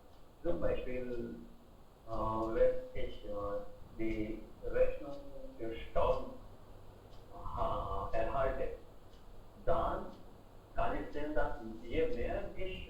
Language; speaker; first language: German; non-native, learner; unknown